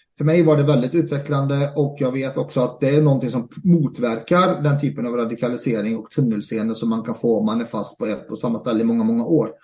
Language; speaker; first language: Swedish; early bilingual, other home language; Arabic